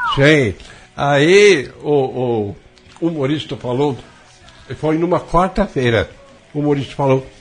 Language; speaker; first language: Portuguese; non-native, fluent; English